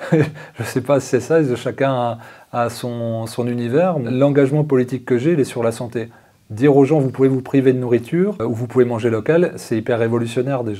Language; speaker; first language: French; native; French